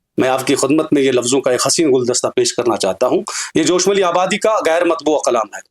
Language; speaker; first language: Urdu; non-native, local second language; Kashmiri